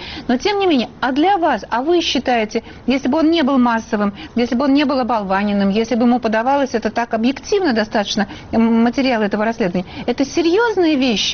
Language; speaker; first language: Russian; native; Russian